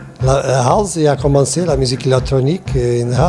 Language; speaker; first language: French; non-native, learner; Portuguese